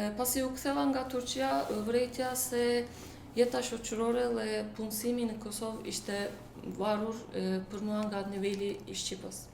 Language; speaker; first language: Albanian; non-native, local second language; Turkish